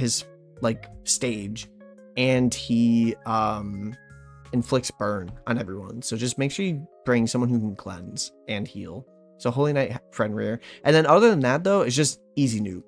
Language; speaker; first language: English; native; English